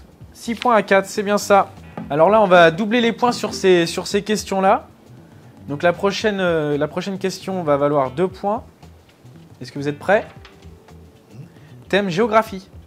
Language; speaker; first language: French; native; French